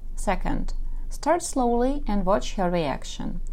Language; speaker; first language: English; non-native, fluent; Russian